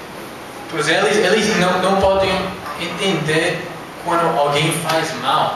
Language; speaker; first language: Portuguese; non-native, learner; English